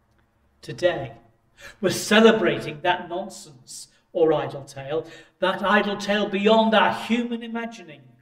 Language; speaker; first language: English; native; English